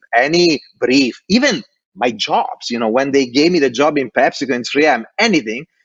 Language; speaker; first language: English; non-native, fluent; Italian